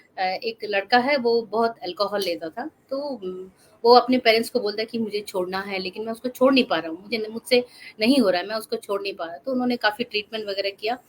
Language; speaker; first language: Hindi; non-native, local second language; Assamese